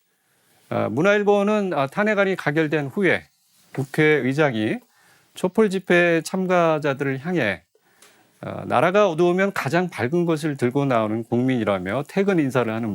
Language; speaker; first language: Korean; native; Korean